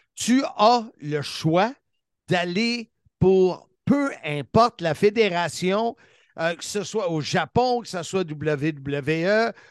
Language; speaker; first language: French; native; French